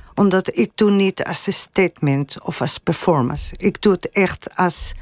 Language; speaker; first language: Dutch; non-native, fluent; Spanish